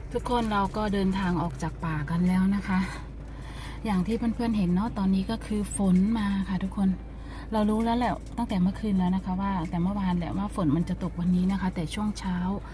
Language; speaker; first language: Thai; native; Thai